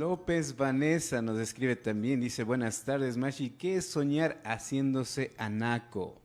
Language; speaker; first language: Spanish; non-native, local second language; Quechua